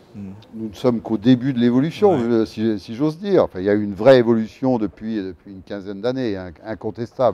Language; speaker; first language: French; native; French